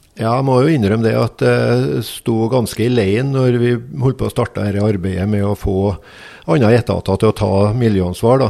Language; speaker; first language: Norwegian; native; Norwegian